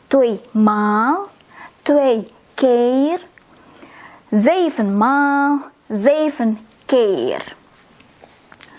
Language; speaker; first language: Dutch; non-native, fluent; Indonesian